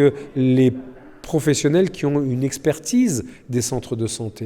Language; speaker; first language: French; native; French